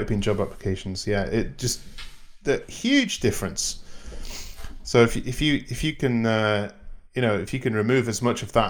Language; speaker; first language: English; native; English